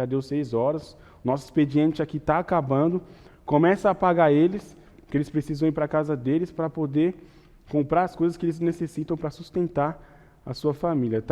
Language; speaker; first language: Portuguese; native; Portuguese